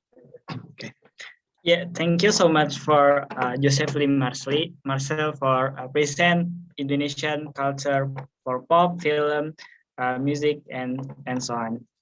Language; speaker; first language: English; non-native, fluent; Indonesian